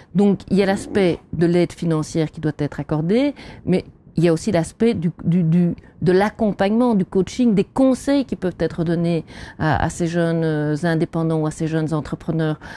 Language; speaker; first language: French; native; French